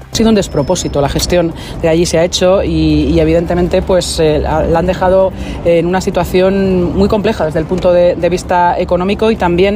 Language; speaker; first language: Spanish; native; Spanish